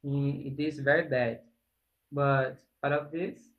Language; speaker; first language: English; non-native, learner; Portuguese